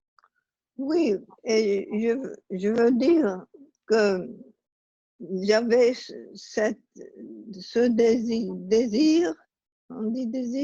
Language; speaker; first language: French; non-native, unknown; Italian